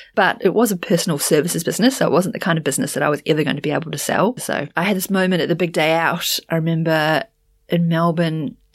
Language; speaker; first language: English; native; English